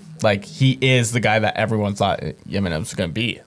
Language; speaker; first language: English; native; English